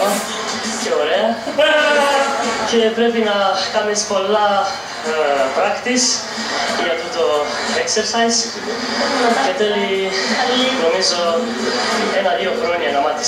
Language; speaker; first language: Greek; non-native, learner; Romanian